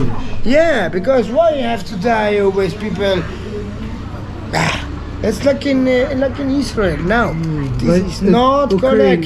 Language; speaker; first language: English; non-native, learner; Italian